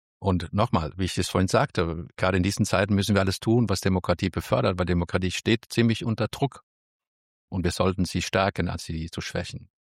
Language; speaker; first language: German; early bilingual, other home language; Spanish